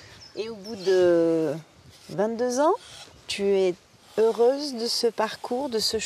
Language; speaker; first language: French; native; French